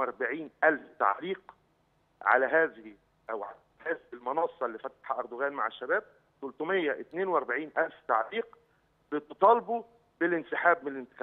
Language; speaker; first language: Arabic; native; Arabic